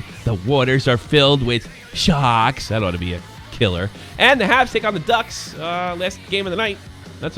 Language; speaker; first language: English; native; English